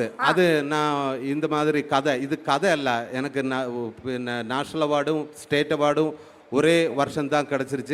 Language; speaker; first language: Tamil; non-native, learner; Malayalam